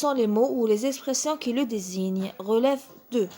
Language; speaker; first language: French; non-native, local second language; Arabic